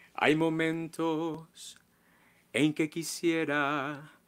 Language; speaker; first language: Spanish; native; Spanish